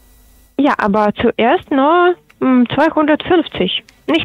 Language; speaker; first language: German; non-native, learner; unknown